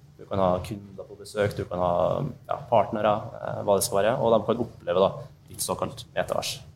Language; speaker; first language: Norwegian; native; Norwegian